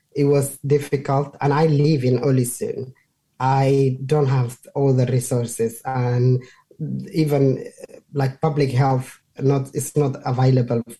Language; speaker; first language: English; non-native, fluent; Somali